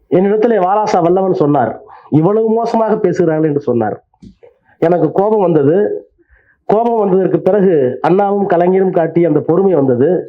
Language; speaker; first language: Tamil; native; Tamil